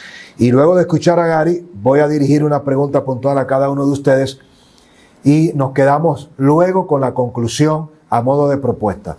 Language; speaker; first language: Spanish; native; Spanish